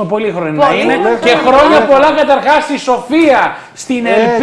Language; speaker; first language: Greek; native; Greek